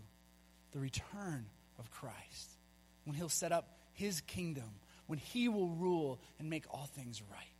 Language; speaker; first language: English; native; English